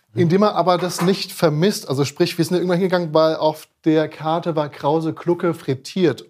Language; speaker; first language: German; native; German